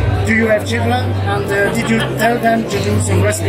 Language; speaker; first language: English; non-native, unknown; French